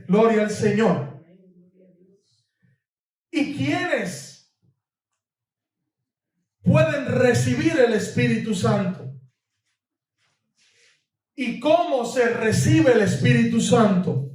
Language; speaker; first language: Spanish; native; Spanish